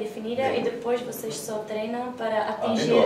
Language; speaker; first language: Portuguese; non-native, fluent; Czech